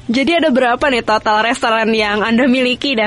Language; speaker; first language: Indonesian; native; Indonesian